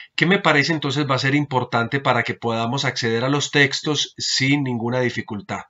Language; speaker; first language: Spanish; native; Spanish